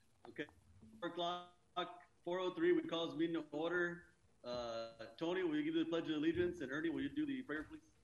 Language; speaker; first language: English; early bilingual, other home language; Spanish